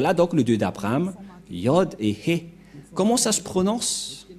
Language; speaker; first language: French; non-native, local second language; Malagasy